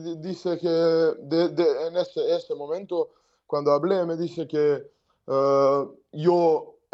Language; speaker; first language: Spanish; non-native, learner; Serbian